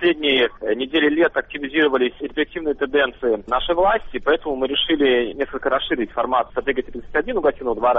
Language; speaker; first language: Russian; native; Russian